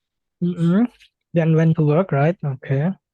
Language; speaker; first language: English; non-native, fluent; Indonesian